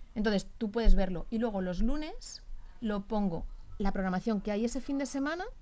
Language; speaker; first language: Spanish; native; Spanish